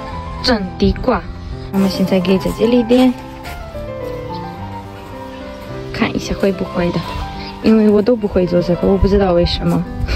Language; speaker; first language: Chinese; non-native, learner; Ukrainian